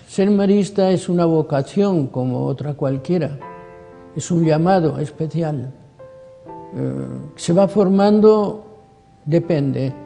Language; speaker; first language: Spanish; native; Spanish